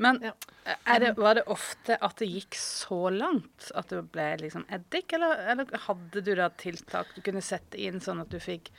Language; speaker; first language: Norwegian; native; Norwegian